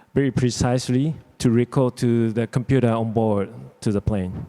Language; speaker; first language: English; non-native, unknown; Japanese